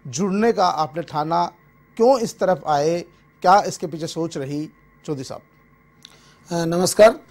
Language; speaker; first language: Hindi; native; Hindi